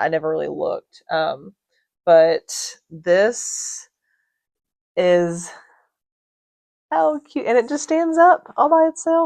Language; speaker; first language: English; native; English